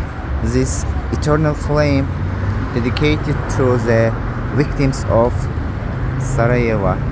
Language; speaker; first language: English; non-native, learner; Azerbaijani